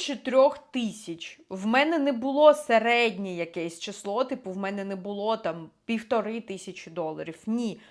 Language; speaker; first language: Ukrainian; non-native, local second language; Russian